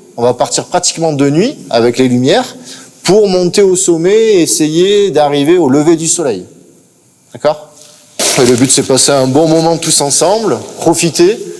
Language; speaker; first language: French; native; French